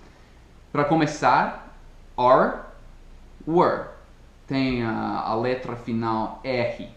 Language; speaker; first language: Portuguese; non-native, fluent; English